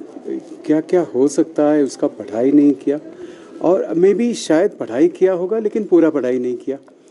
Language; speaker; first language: Hindi; non-native, local second language; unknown